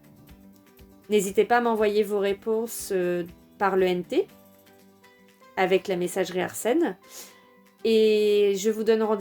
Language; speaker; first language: French; native; French